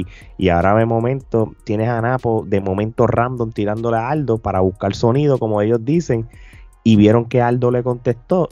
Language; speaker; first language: Spanish; native; Spanish